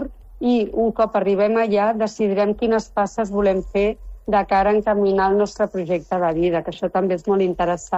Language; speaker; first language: Catalan; non-native, local second language; Spanish